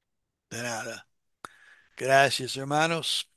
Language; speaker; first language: Spanish; non-native, fluent; English